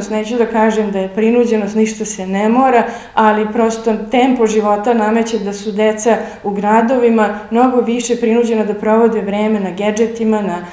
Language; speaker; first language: Serbian; native; Serbian